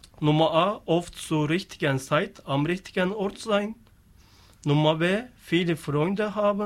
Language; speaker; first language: German; non-native, learner; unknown